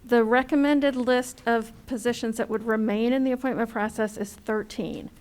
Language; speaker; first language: English; native; English